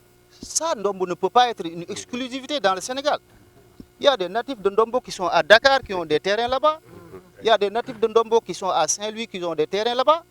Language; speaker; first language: French; non-native, local second language; Wolof